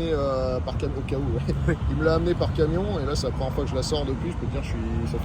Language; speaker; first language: French; native; French